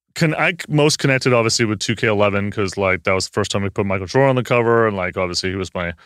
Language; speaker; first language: English; early bilingual, other home language; Hindi